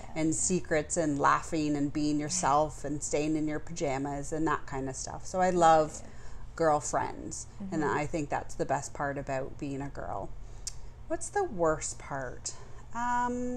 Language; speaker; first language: English; native; English